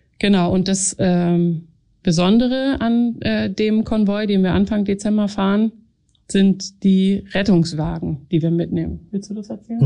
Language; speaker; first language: German; native; German